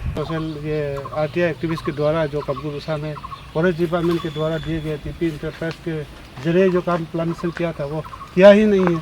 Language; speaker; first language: Hindi; non-native, local second language; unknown